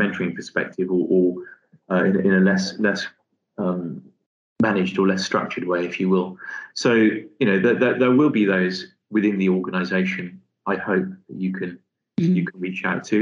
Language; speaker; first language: English; native; English